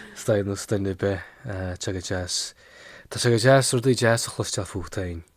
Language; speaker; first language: Irish; non-native, local second language; English